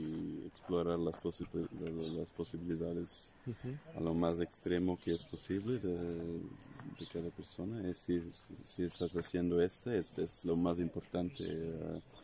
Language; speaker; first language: Spanish; non-native, fluent; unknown